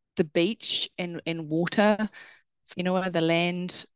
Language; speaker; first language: English; native; English